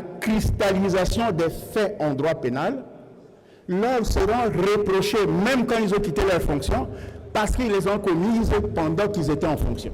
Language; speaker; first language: French; native; French